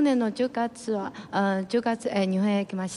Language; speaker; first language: Japanese; non-native, learner; Chinese